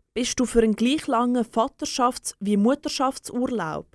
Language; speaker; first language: German; native; German